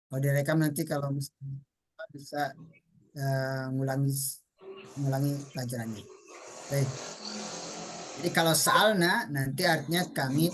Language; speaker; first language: Indonesian; native; Indonesian